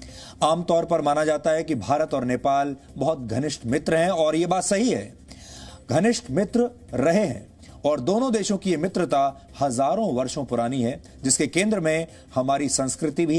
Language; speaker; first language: Hindi; native; Hindi